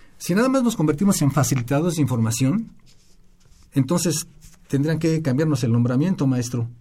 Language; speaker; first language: Spanish; native; Spanish